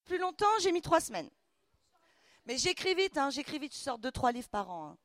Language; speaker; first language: French; native; French